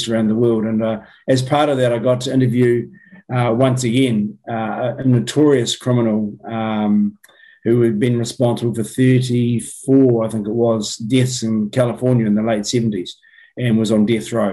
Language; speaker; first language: English; native; English